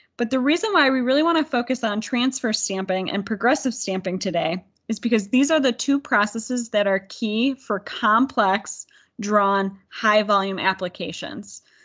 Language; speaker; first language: English; native; English